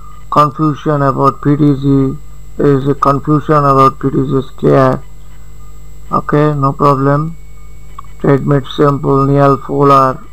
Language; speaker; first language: English; non-native, local second language; Bangla